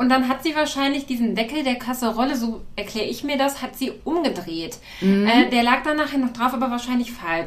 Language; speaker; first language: German; native; German